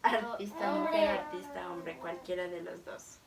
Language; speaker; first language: Spanish; native; Spanish